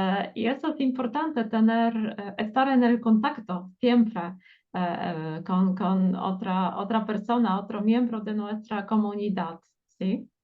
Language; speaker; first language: Spanish; non-native, fluent; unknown